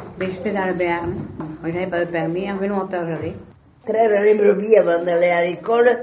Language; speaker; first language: French; non-native, local second language; Basque